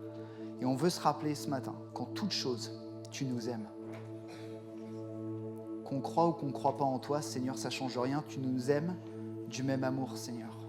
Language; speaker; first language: French; native; French